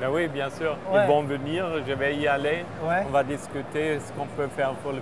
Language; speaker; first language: French; non-native, fluent; German